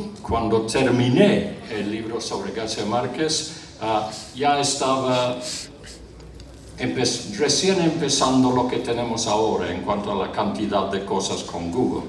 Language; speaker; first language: Spanish; non-native, fluent; English